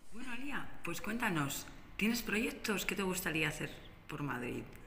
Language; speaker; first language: Spanish; native; Spanish